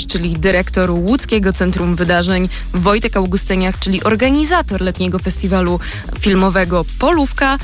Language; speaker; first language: Polish; native; Polish